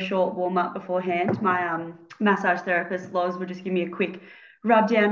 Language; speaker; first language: English; native; English